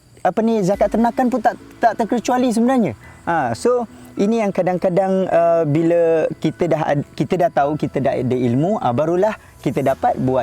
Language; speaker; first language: Malay; native; Malay